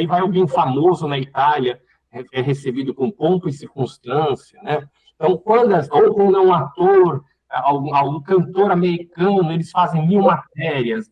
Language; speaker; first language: Portuguese; native; Portuguese